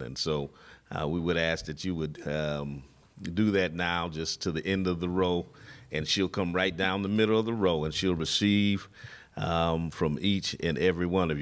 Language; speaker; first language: English; native; English